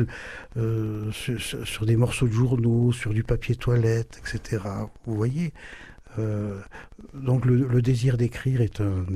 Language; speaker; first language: French; non-native, local second language; German